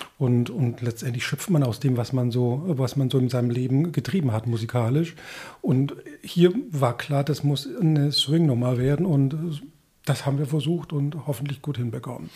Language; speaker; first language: German; native; German